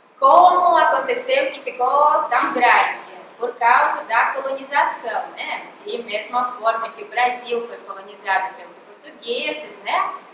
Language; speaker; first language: Portuguese; non-native, fluent; Russian